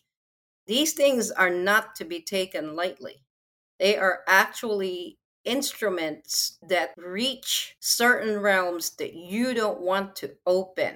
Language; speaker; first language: English; non-native, local second language; Filipino